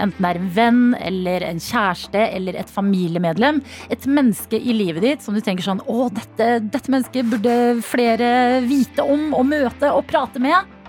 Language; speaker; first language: Norwegian; native; Norwegian